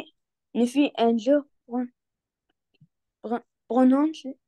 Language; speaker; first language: French; non-native, learner; Arabic